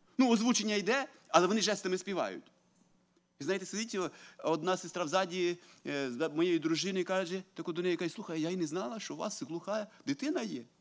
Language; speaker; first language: Ukrainian; native; Ukrainian